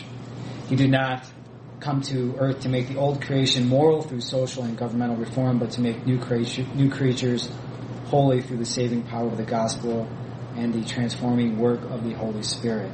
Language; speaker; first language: English; native; English